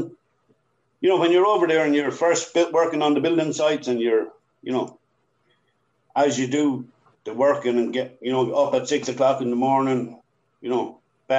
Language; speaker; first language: English; native; English